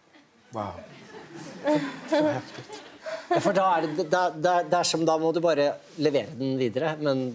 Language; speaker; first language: Norwegian; native; Norwegian